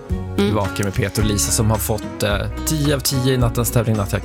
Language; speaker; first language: Swedish; native; Swedish